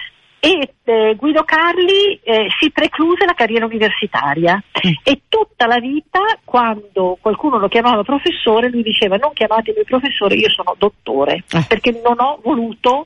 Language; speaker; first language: Italian; native; Italian